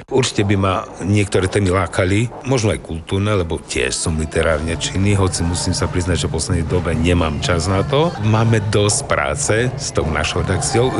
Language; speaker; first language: Slovak; non-native, local second language; Romany